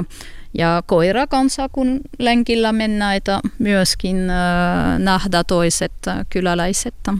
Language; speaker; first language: Finnish; non-native, learner; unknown